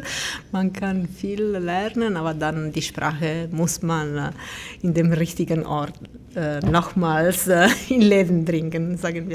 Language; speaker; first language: German; non-native, fluent; Italian